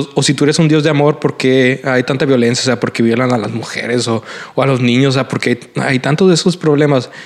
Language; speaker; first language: Spanish; native; Spanish